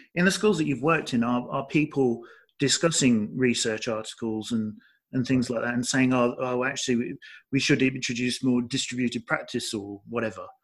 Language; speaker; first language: English; native; English